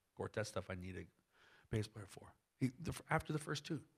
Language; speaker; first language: English; native; English